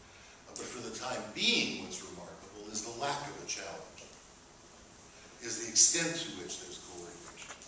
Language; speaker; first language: English; native; English